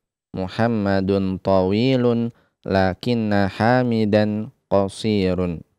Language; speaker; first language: Arabic; non-native, fluent; Indonesian